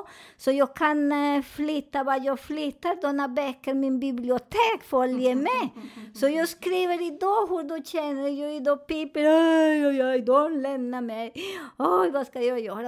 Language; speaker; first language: Swedish; non-native, learner; Spanish